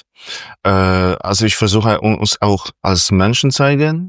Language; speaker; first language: German; non-native, fluent; Polish